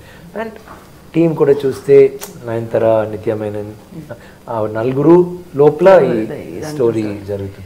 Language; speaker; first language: Telugu; non-native, learner; Tamil